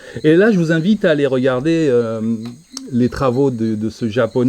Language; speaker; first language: French; native; French